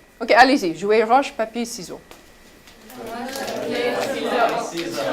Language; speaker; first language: French; non-native, fluent; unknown